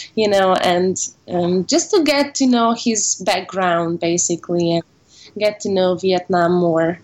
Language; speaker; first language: English; non-native, fluent; Hungarian